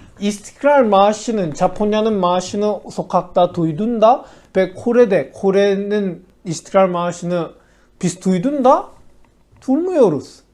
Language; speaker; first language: Turkish; non-native, fluent; Korean